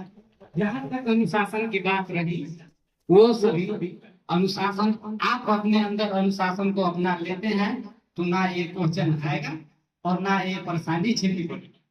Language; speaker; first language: Hindi; native; Hindi